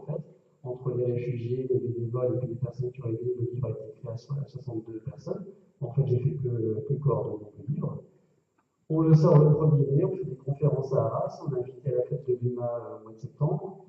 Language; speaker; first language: French; native; French